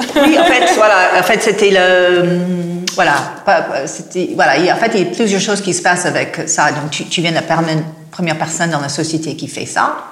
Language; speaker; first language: French; non-native, fluent; English